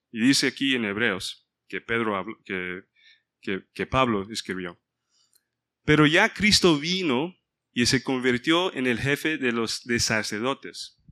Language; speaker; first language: Spanish; early bilingual, heritage; Spanish